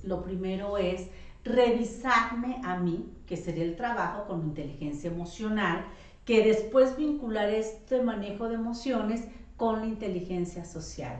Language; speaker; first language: Spanish; native; Spanish